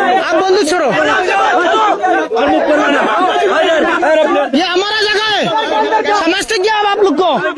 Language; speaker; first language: Hindi; non-native, local second language; Bangla